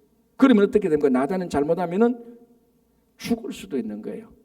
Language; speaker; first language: Korean; native; Korean